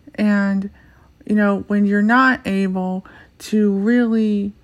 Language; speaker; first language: English; native; English